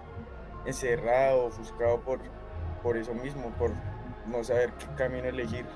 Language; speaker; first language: Spanish; native; Spanish